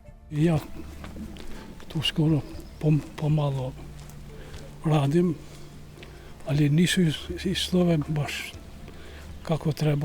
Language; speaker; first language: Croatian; non-native, local second language; Albanian